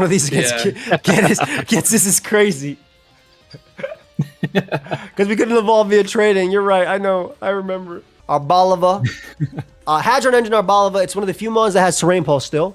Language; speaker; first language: English; native; English